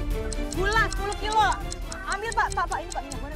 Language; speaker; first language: Indonesian; native; Indonesian